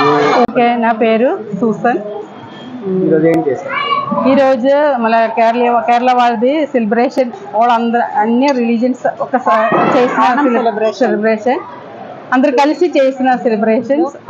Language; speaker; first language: Telugu; non-native, local second language; Malayalam